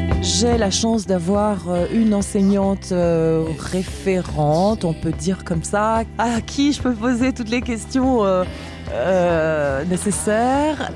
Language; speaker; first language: French; native; French